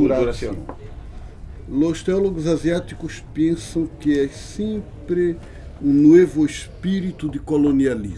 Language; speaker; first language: Spanish; non-native, local second language; Portuguese